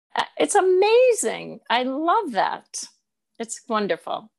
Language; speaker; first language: English; native; English